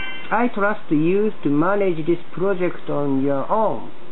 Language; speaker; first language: English; non-native, learner; Japanese